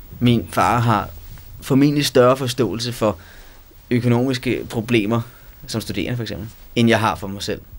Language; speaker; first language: Danish; native; Danish